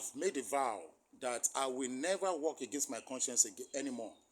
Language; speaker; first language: English; non-native, local second language; Yoruba